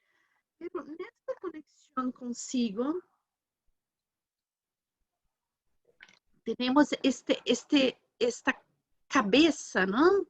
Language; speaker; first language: Spanish; non-native, learner; Portuguese